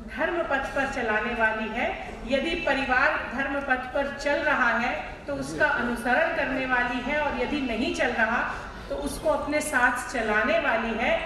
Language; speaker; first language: Hindi; native; Hindi